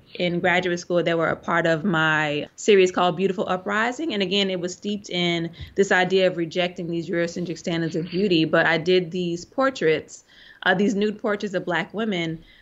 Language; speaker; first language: English; native; English